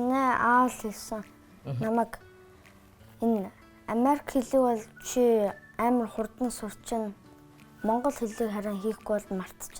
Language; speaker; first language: Mongolian; early bilingual, heritage; Mongolian